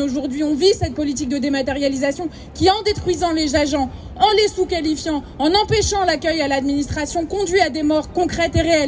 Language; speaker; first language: French; native; French